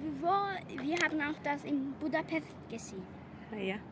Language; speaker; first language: German; early bilingual, heritage; Turkish